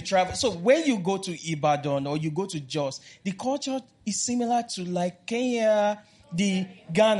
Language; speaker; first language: English; non-native, local second language; Yoruba